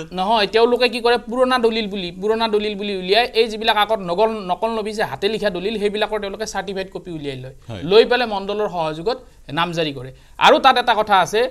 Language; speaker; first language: Assamese; native; Assamese